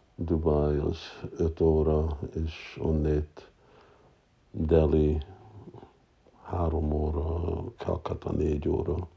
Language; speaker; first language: Hungarian; early bilingual, heritage; Hungarian